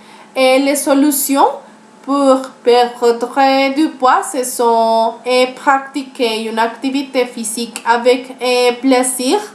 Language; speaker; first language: French; non-native, learner; Spanish